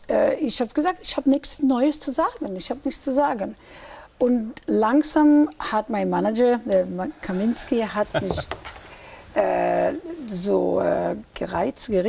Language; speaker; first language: German; early bilingual, heritage; German